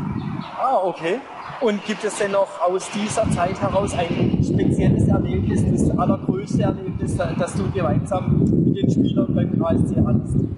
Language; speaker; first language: German; native; German